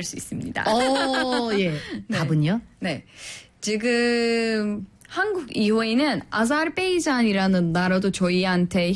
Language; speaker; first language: Korean; non-native, fluent; Turkish